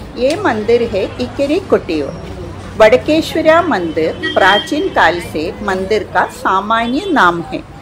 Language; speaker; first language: Hindi; non-native, local second language; Malayalam